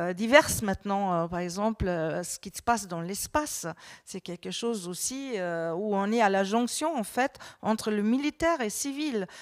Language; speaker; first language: French; non-native, fluent; German